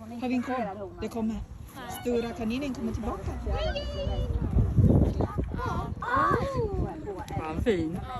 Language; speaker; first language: Swedish; non-native, learner; Thai